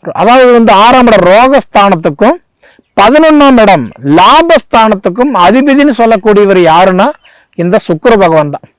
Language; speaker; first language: Tamil; native; Tamil